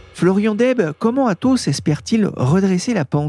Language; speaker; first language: French; native; French